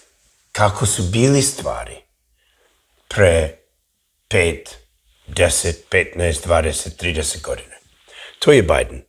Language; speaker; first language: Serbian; early bilingual, heritage; English